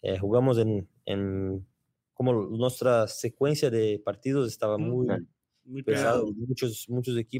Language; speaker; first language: Spanish; non-native, learner; Portuguese